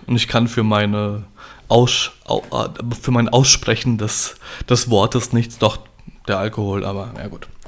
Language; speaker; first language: German; early bilingual, other home language; Polish